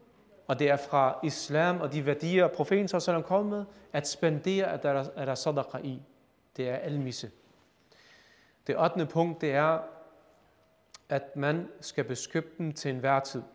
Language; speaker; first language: Danish; early bilingual, other home language; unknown